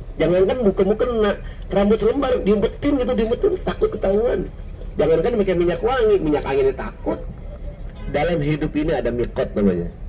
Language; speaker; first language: Indonesian; native; Indonesian